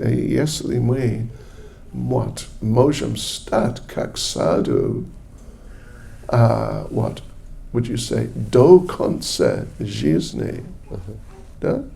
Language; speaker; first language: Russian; non-native, learner; English